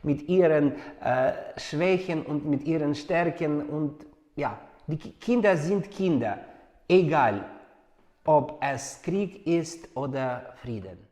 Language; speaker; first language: German; non-native, fluent; Ukrainian